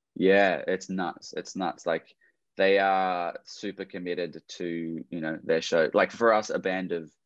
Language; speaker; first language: English; native; English